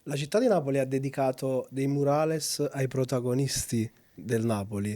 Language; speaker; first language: Italian; native; Italian